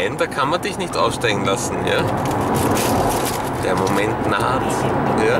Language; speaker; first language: German; native; German